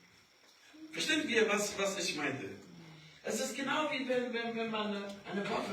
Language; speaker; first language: German; non-native, learner; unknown